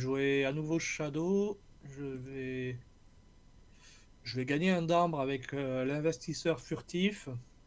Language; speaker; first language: French; native; French